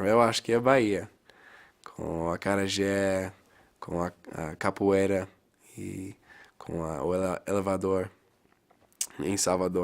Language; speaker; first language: Portuguese; non-native, fluent; English